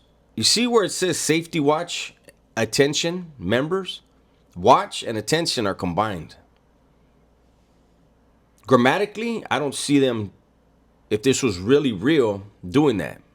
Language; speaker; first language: English; native; English